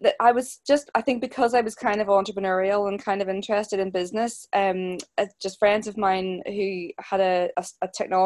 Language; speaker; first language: English; native; English